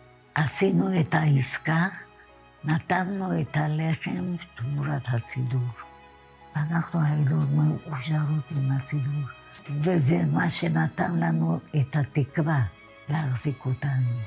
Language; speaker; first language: Hebrew; non-native, fluent; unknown